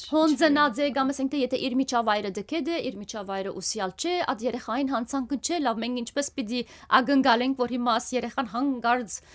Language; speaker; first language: Armenian; early bilingual, heritage; Armenian